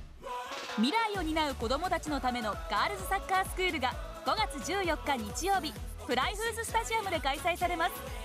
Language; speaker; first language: Japanese; native; Japanese